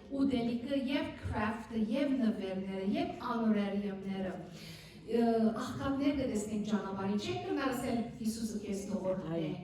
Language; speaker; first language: Armenian; early bilingual, heritage; Armenian